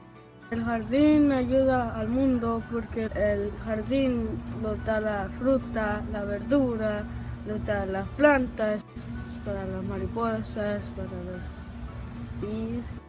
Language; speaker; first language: Spanish; early bilingual, heritage; Spanish